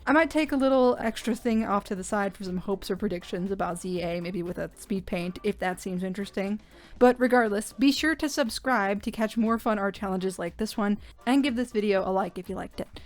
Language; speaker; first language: English; native; English